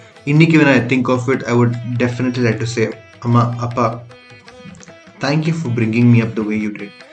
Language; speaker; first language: English; non-native, local second language; Tamil